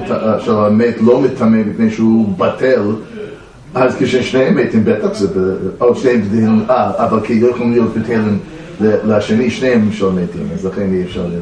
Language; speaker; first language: Hebrew; non-native, fluent; English